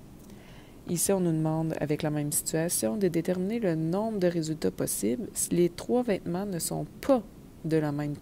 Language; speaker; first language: French; native; French